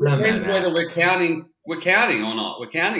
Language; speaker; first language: English; native; English